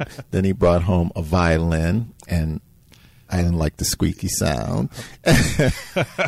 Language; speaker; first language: English; native; English